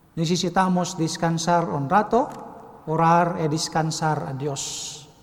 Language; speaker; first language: Spanish; non-native, learner; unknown